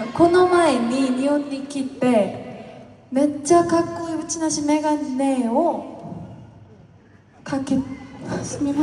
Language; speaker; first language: Japanese; non-native, fluent; Korean